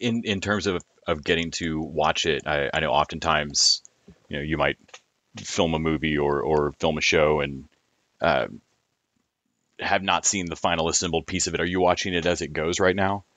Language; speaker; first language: English; native; English